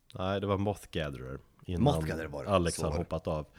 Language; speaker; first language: Swedish; native; Swedish